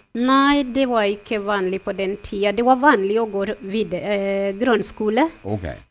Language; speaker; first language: Norwegian; non-native, fluent; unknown